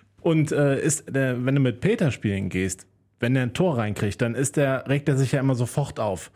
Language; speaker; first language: German; native; German